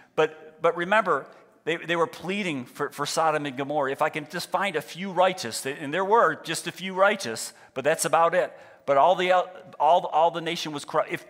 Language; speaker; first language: English; native; English